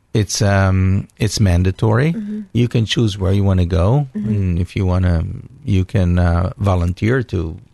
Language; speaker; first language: English; non-native, fluent; Hebrew